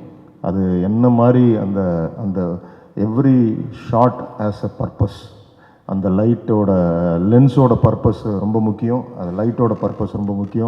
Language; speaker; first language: Tamil; native; Tamil